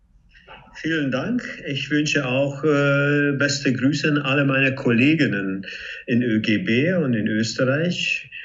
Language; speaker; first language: German; non-native, fluent; Hungarian